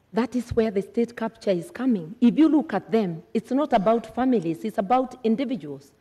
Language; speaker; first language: English; non-native, local second language; Kikuyu